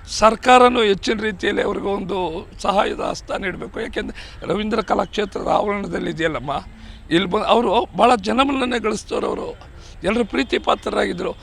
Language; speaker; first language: Kannada; native; Kannada